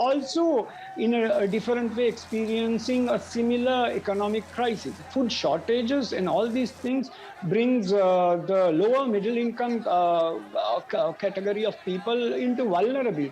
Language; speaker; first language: English; non-native, local second language; Sinhala